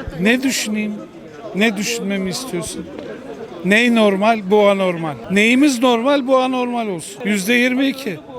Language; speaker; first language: Turkish; native; Turkish